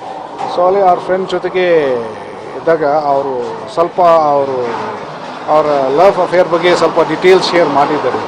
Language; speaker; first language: Kannada; non-native, fluent; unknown